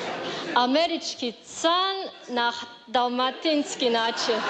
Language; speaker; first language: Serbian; non-native, learner; Chinese